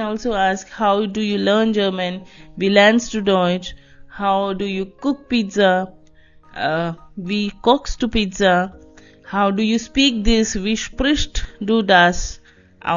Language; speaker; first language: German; non-native, fluent; Hindi